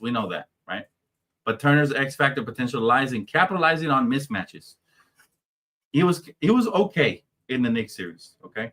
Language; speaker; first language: English; native; English